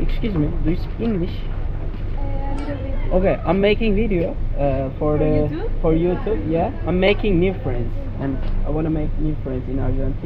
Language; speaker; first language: English; non-native, learner; Turkish